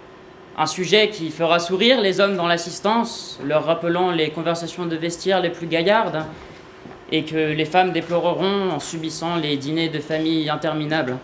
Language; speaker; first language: French; native; French